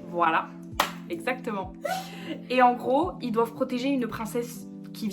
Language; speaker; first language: French; native; French